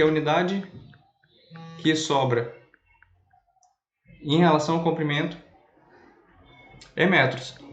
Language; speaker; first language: Portuguese; native; Portuguese